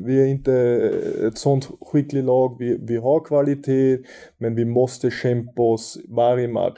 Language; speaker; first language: Swedish; non-native, fluent; German